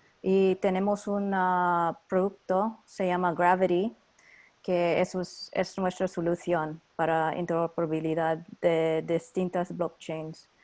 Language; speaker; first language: Spanish; non-native, learner; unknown